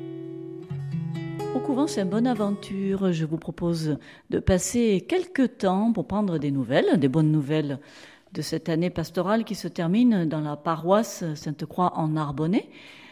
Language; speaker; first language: French; native; French